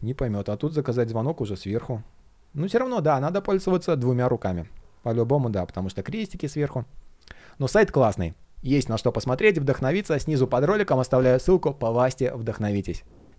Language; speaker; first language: Russian; native; Russian